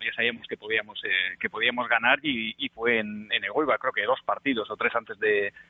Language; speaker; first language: Spanish; native; Spanish